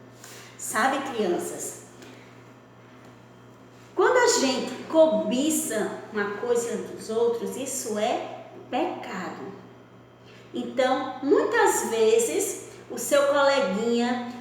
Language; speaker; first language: Portuguese; native; Portuguese